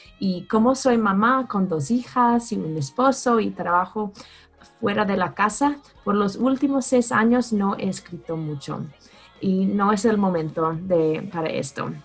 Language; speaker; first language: Spanish; non-native, fluent; English